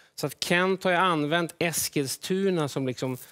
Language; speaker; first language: Swedish; native; Swedish